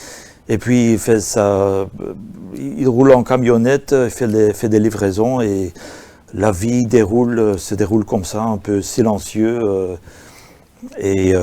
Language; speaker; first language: French; non-native, local second language; Dutch